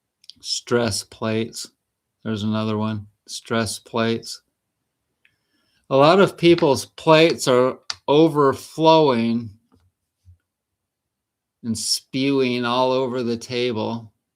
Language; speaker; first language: English; native; English